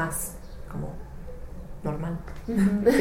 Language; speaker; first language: Spanish; non-native, fluent; English